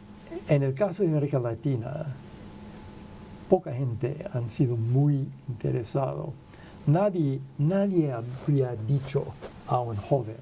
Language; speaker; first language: Spanish; non-native, fluent; English